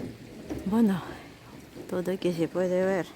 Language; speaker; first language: Spanish; non-native, fluent; Russian